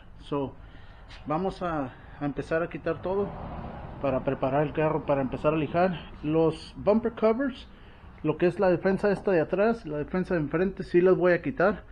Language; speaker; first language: Spanish; early bilingual, heritage; Spanish